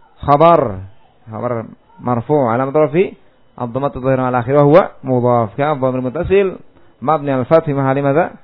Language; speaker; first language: Arabic; non-native, fluent; Indonesian